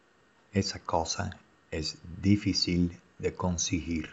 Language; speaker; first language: Spanish; non-native, fluent; Dutch